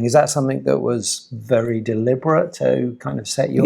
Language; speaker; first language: English; native; English